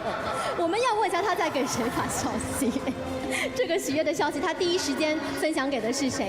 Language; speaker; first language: Chinese; native; Chinese